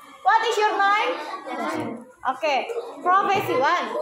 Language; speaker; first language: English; non-native, fluent; Indonesian